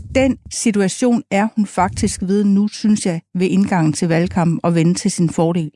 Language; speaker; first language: Danish; native; Danish